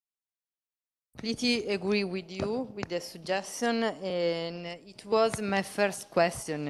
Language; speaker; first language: English; non-native, fluent; Italian